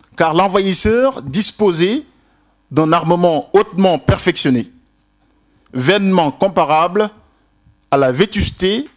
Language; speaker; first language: French; non-native, local second language; Wolof